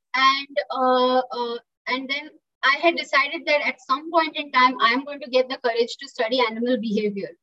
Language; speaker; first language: English; non-native, local second language; Marathi